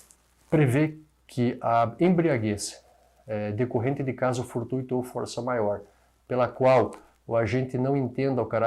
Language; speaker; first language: Portuguese; native; Portuguese